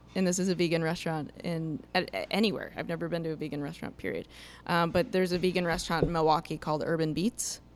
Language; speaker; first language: English; native; English